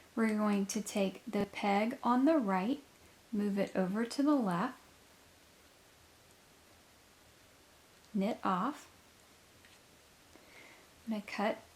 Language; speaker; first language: English; native; English